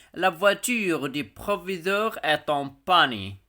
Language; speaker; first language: French; non-native, local second language; Arabic